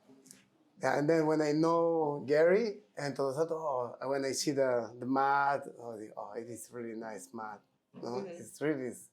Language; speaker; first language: English; non-native, learner; Spanish